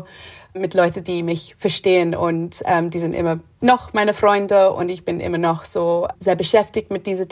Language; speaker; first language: German; non-native, fluent; English